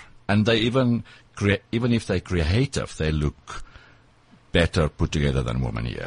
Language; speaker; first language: English; non-native, local second language; Afrikaans